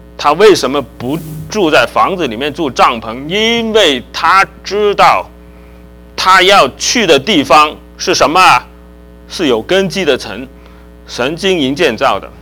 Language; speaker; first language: Chinese; native; Chinese